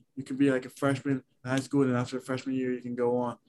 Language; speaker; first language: English; non-native, fluent; Haitian Creole